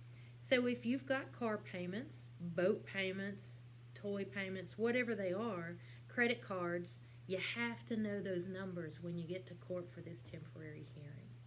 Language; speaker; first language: English; native; English